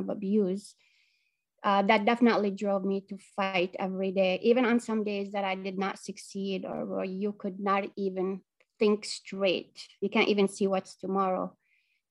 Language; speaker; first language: English; non-native, fluent; Arabic